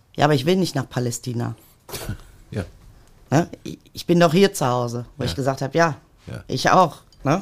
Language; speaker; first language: German; native; German